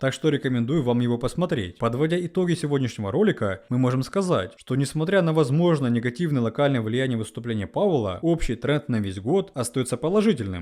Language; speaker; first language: Russian; native; Russian